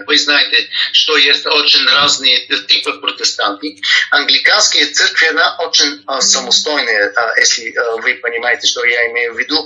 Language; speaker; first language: Russian; non-native, learner; Bulgarian